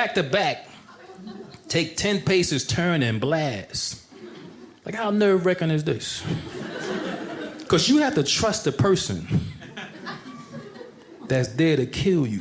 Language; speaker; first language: English; native; English